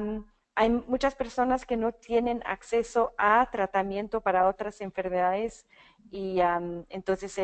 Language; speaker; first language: Spanish; non-native, fluent; English